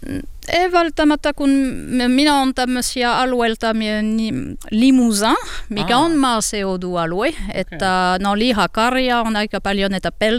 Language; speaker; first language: Finnish; non-native, learner; French